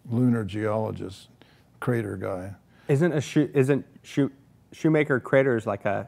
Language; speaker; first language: English; native; English